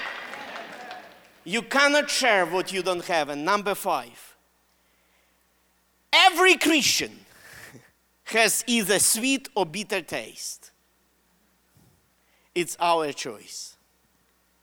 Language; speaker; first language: English; non-native, fluent; Russian